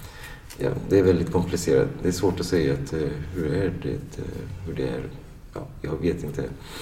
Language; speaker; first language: Swedish; non-native, fluent; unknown